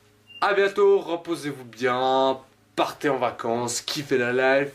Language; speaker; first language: French; native; French